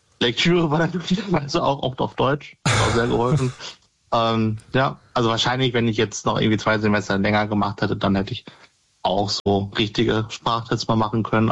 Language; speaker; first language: German; native; German